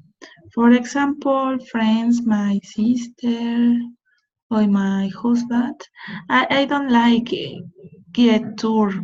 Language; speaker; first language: English; non-native, learner; Spanish